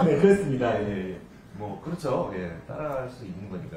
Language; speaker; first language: Korean; native; Korean